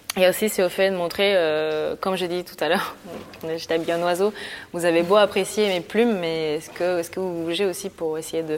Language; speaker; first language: French; early bilingual, other home language; Spanish